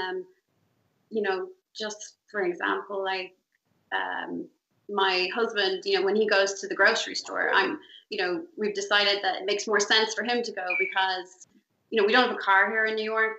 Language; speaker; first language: English; native; English